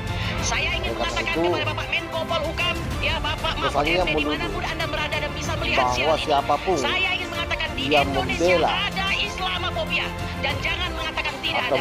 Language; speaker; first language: Indonesian; native; Indonesian